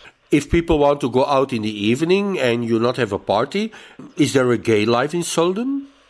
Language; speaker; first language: English; non-native, fluent; Dutch